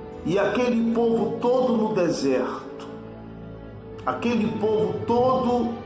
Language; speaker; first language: Portuguese; native; Portuguese